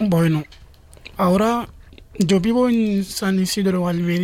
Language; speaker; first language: Spanish; non-native, learner; Bambara